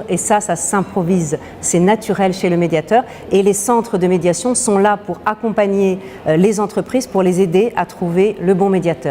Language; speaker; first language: French; native; French